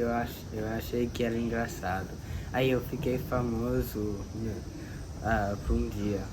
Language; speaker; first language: Portuguese; early bilingual, other home language; English